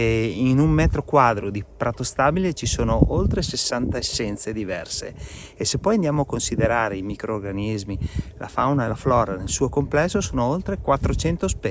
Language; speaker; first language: Italian; native; Italian